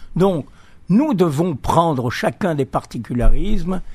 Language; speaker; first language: French; native; French